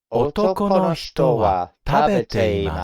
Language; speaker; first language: Japanese; non-native, learner; English